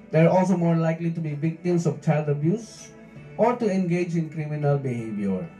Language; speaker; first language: English; non-native, local second language; Filipino